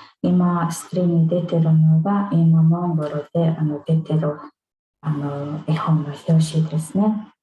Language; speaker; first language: Japanese; non-native, fluent; Mongolian